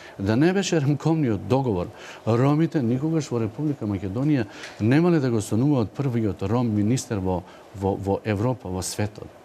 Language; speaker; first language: Macedonian; non-native, local second language; Romany